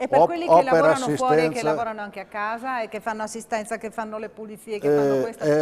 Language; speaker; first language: Italian; native; Italian